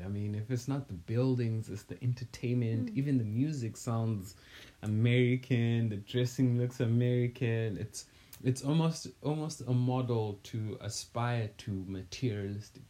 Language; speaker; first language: English; non-native, local second language; North Ndebele